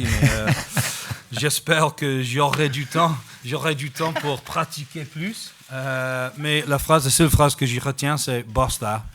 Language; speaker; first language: French; non-native, fluent; English